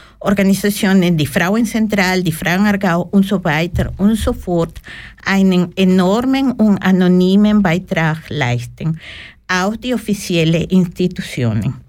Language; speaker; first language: German; non-native, learner; Spanish